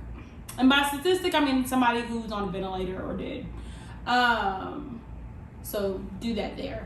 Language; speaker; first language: English; native; English